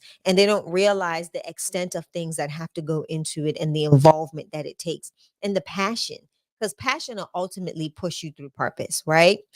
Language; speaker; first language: English; native; English